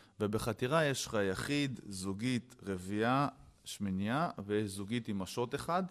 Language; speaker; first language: Hebrew; early bilingual, other home language; Russian